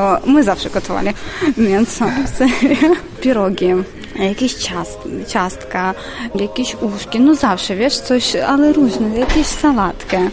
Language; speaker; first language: Polish; non-native, fluent; Ukrainian